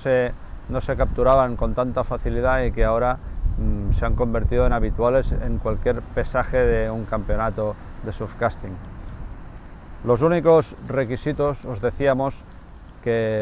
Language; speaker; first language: Spanish; native; Spanish